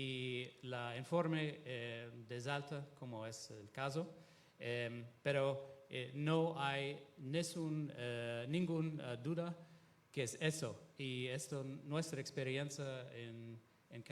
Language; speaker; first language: Spanish; non-native, fluent; Italian